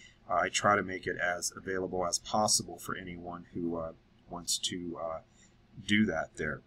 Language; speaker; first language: English; native; English